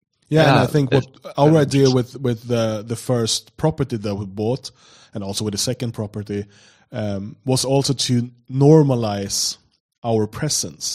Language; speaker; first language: English; non-native, fluent; Swedish